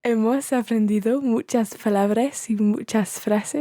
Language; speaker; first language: Spanish; non-native, learner; English